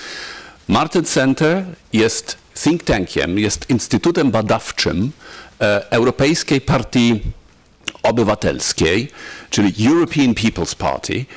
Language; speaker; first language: Polish; non-native, fluent; German